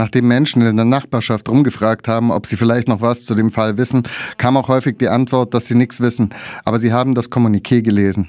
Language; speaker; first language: German; native; German